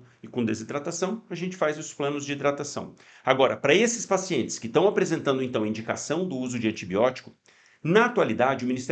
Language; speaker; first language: Portuguese; native; Portuguese